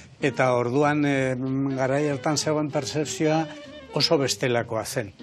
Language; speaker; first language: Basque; non-native, local second language; Spanish